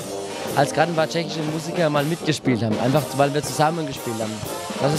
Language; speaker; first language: German; native; German